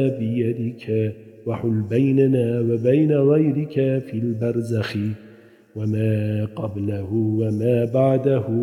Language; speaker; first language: Arabic; non-native, fluent; Turkish